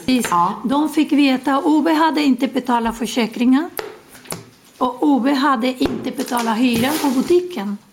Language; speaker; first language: Swedish; non-native, fluent; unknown